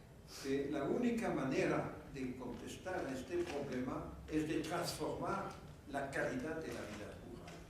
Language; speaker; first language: Spanish; non-native, fluent; French